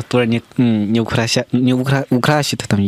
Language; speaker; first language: Russian; non-native, fluent; Chinese